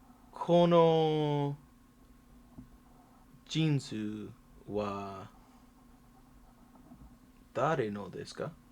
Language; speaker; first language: Japanese; non-native, learner; English